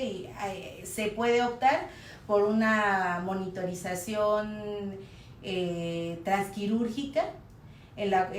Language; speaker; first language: Spanish; native; Spanish